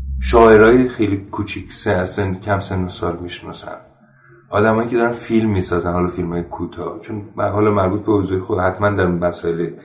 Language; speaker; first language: Persian; non-native, local second language; Armenian